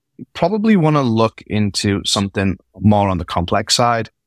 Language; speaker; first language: English; native; English